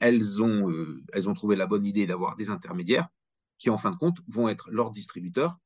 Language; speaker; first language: French; native; French